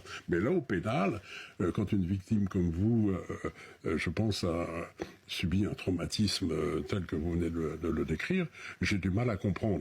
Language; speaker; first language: French; native; French